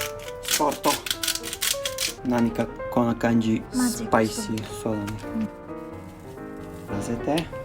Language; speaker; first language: Japanese; non-native, learner; Serbian